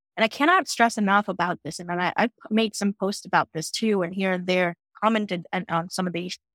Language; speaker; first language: English; non-native, local second language; Gujarati